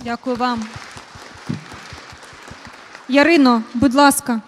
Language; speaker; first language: Ukrainian; native; Ukrainian